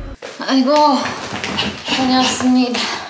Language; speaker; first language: Korean; native; Korean